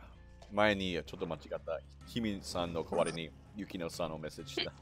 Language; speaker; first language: Japanese; non-native, learner; English